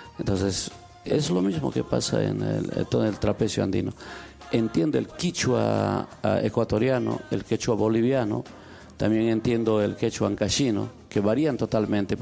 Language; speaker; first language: Spanish; non-native, local second language; Quechua